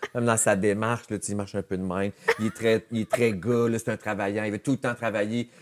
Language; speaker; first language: French; native; French